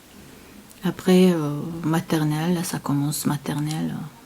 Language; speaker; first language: French; non-native, learner; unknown